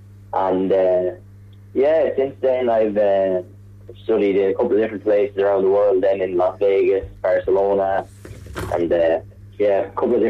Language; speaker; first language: English; native; English